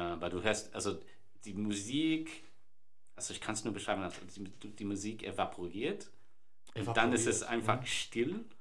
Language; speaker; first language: German; non-native, fluent; English